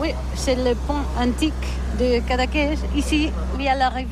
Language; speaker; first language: French; non-native, learner; Catalan